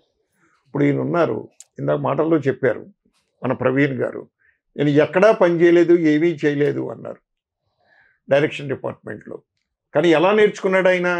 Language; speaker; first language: Telugu; native; Telugu